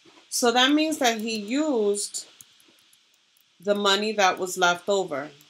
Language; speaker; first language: English; native; English